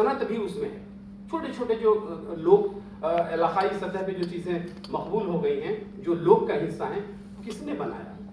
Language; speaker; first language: Urdu; native; Urdu